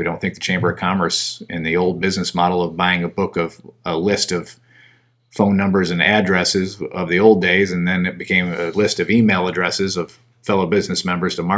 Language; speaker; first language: English; native; English